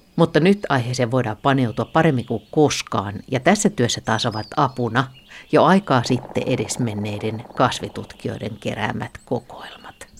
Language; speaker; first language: Finnish; native; Finnish